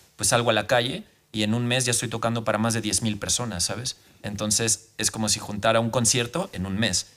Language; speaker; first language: Spanish; native; Spanish